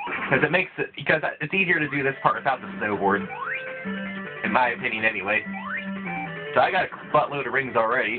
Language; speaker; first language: English; native; English